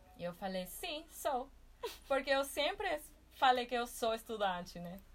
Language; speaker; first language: Portuguese; non-native, fluent; Spanish